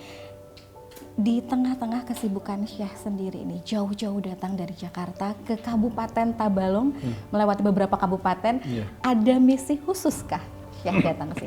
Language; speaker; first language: Indonesian; native; Indonesian